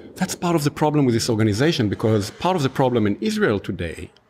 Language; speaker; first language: English; non-native, fluent; Hebrew